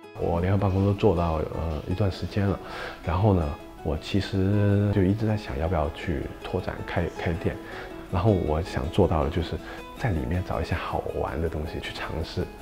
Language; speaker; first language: Chinese; non-native, local second language; Cantonese